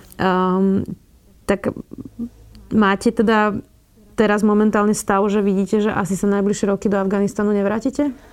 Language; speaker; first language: Slovak; native; Slovak